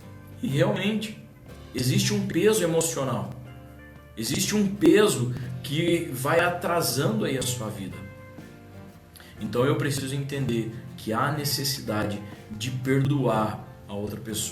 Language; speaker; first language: Portuguese; native; Portuguese